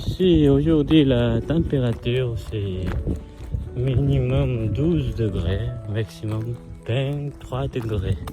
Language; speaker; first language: French; non-native, learner; Korean